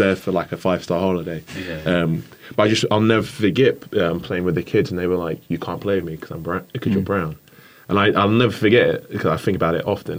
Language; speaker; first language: English; native; English